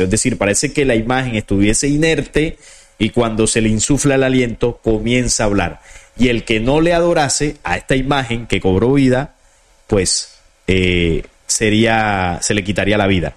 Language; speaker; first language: Spanish; native; Spanish